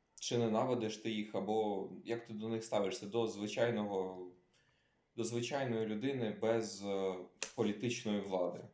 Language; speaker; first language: Ukrainian; native; Ukrainian